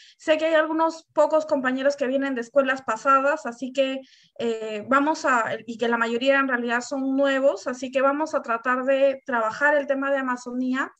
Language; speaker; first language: Spanish; native; Spanish